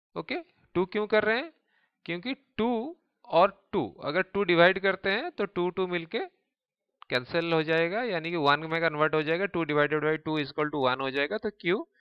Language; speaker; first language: Hindi; native; Hindi